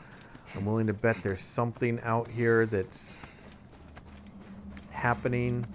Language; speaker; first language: English; native; English